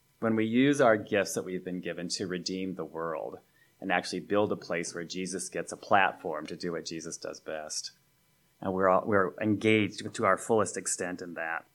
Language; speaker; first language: English; native; English